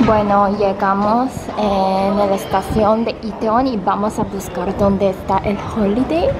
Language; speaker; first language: Spanish; non-native, fluent; Korean